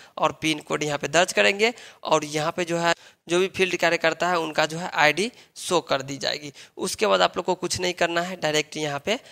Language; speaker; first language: Hindi; native; Hindi